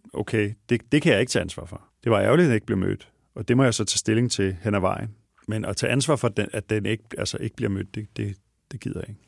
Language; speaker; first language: Danish; native; Danish